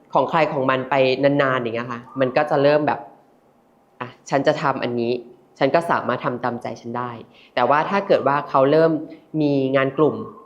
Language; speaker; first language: Thai; native; Thai